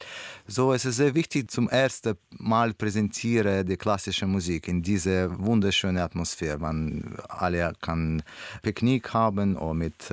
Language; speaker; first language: German; non-native, learner; Russian